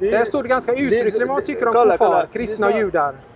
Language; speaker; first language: Swedish; native; Swedish